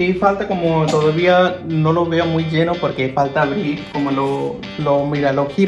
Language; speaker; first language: Spanish; non-native, learner; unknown